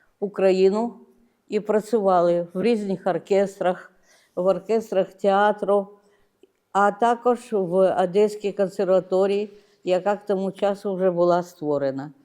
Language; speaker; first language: Ukrainian; non-native, local second language; Russian